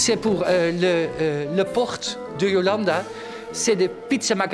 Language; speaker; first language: French; non-native, learner; Dutch